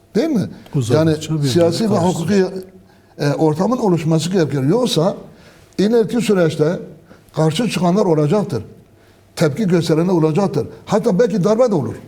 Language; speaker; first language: Turkish; non-native, local second language; Kurdish